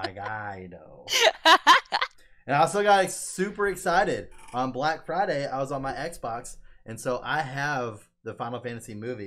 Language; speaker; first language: English; native; English